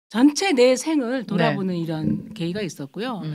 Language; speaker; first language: Korean; native; Korean